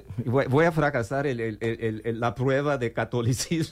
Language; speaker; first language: Spanish; non-native, learner; English